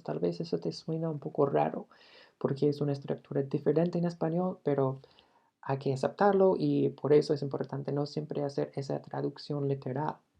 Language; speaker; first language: Spanish; non-native, fluent; English